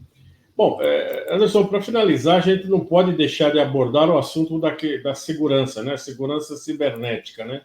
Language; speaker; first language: Portuguese; native; Portuguese